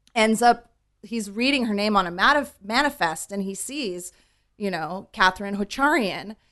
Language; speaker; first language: English; native; English